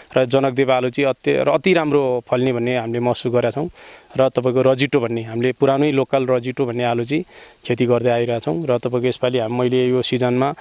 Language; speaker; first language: Nepali; non-native, local second language; Sherpa